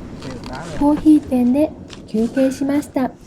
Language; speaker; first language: Japanese; non-native, fluent; Vietnamese